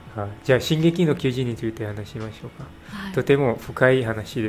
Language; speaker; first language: Japanese; non-native, learner; English